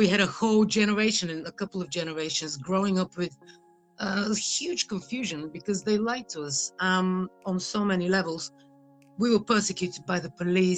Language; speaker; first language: English; non-native, fluent; Bulgarian